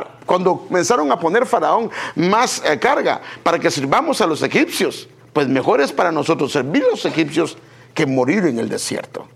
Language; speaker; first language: Spanish; native; Spanish